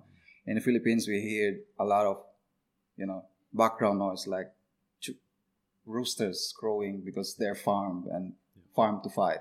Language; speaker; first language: English; non-native, local second language; Cebuano